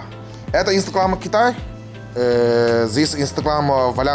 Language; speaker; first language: Russian; non-native, learner; Chinese